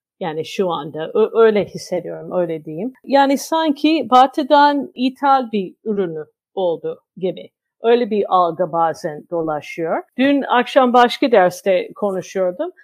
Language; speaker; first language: Turkish; non-native, fluent; English